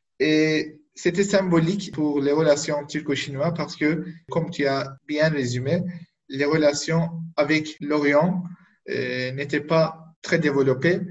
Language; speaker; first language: French; non-native, fluent; Turkish